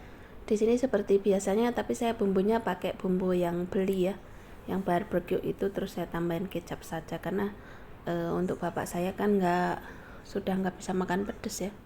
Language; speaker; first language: Indonesian; native; Indonesian